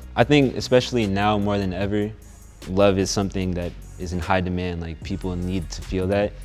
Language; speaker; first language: English; native; English